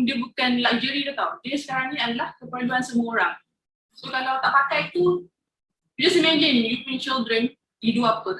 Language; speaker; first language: Malay; native; Malay